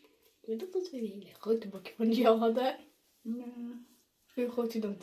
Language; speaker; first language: Dutch; early bilingual, other home language; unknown